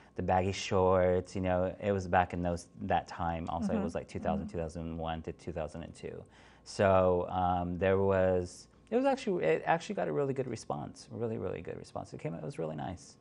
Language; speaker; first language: English; native; English